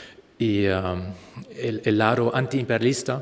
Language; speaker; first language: Spanish; non-native, fluent; German